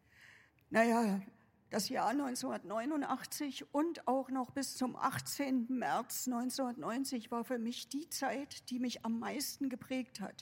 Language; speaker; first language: German; native; German